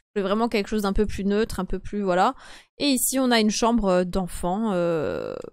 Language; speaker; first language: French; non-native, fluent; Polish